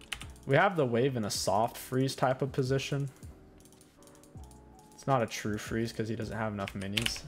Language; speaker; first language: English; native; English